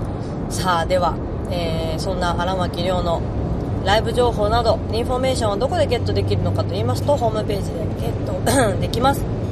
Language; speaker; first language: Japanese; native; Japanese